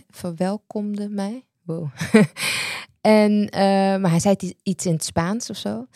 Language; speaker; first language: Dutch; native; Dutch